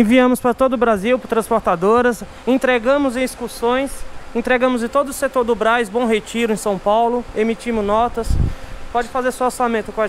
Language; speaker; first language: Portuguese; native; Portuguese